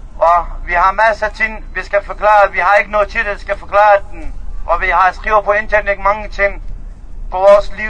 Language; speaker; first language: Danish; non-native, learner; Central Kurdish